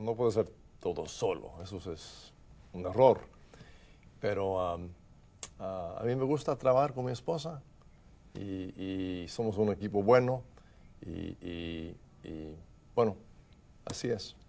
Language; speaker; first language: Spanish; non-native, fluent; English